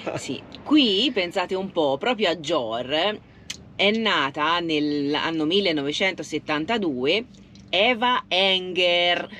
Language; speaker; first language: Italian; native; Italian